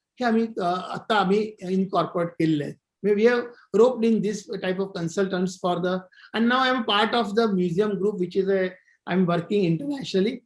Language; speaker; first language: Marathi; non-native, local second language; Gujarati